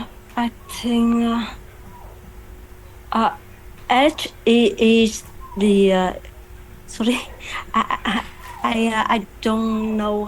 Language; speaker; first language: English; non-native, learner; Vietnamese